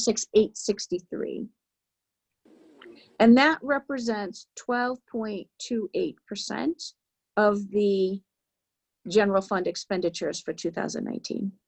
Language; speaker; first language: English; native; English